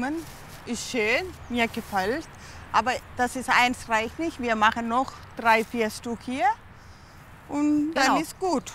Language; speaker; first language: German; non-native, learner; Tamil